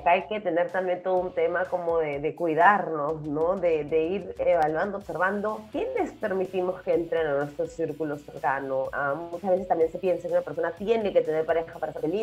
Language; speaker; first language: Spanish; native; Spanish